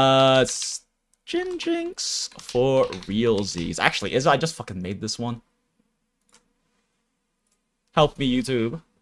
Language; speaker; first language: English; native; English